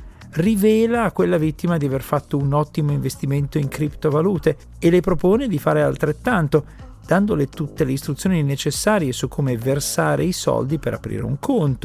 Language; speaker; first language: Italian; native; Italian